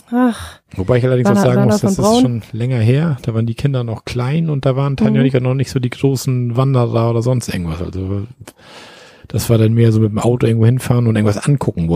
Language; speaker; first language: German; native; German